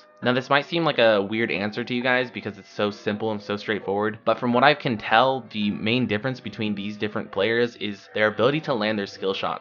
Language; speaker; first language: English; native; English